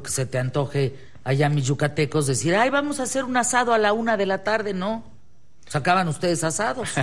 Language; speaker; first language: Spanish; native; Spanish